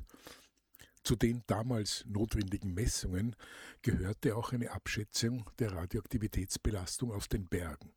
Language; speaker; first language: German; native; German